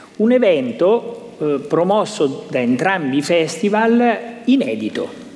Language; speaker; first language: Italian; native; Italian